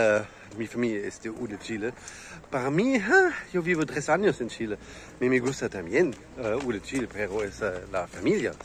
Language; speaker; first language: Spanish; non-native, learner; German